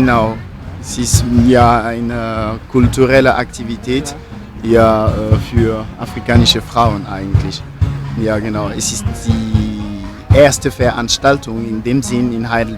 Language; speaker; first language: German; non-native, fluent; French